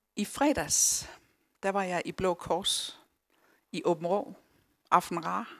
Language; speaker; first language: Danish; early bilingual, other home language; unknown